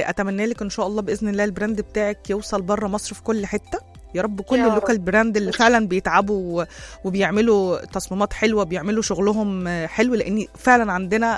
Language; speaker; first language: Arabic; native; Arabic